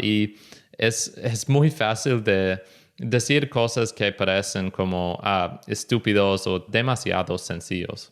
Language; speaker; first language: Spanish; non-native, fluent; English